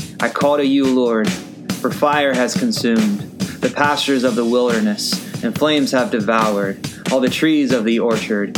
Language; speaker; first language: English; native; English